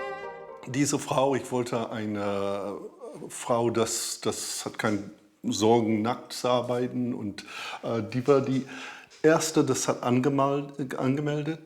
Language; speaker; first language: German; early bilingual, heritage; English